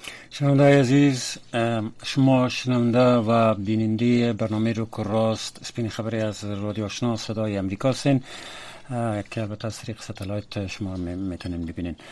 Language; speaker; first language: Persian; native; Persian